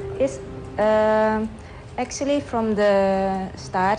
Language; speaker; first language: English; early bilingual, other home language; Dutch